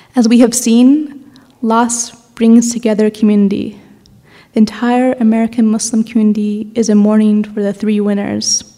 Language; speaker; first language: English; native; English